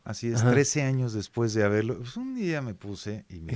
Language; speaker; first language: Spanish; native; Spanish